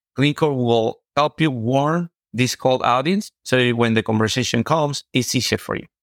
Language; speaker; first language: English; non-native, fluent; Spanish